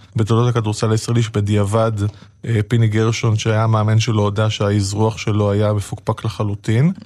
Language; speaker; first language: Hebrew; native; Hebrew